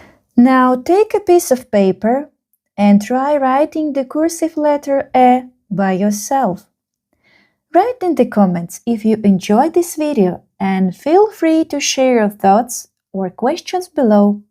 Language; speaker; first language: English; non-native, fluent; Russian